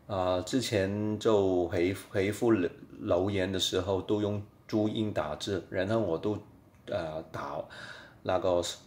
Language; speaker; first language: Chinese; non-native, fluent; Cantonese